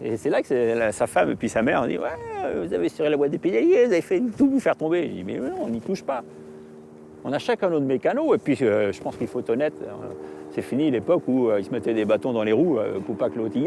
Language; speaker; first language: French; native; French